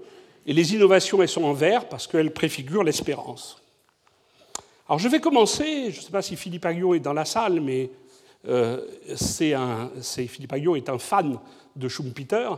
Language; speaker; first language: French; native; French